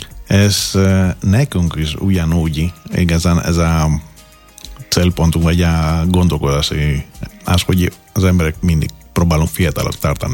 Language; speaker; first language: Hungarian; non-native, fluent; Greek